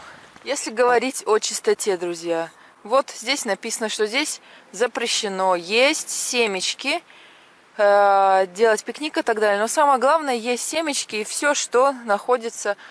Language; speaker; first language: Russian; native; Russian